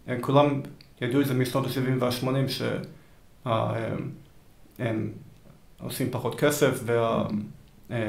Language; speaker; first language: Hebrew; early bilingual, heritage; Hebrew